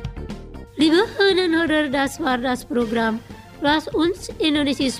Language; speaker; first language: German; non-native, fluent; Indonesian